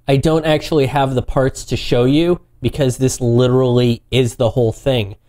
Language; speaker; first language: English; native; English